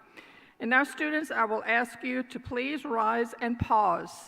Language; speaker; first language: English; native; English